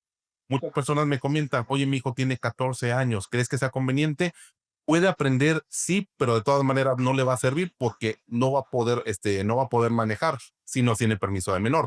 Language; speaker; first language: Spanish; native; Spanish